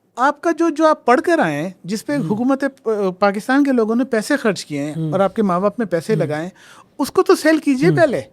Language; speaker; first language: Urdu; native; Urdu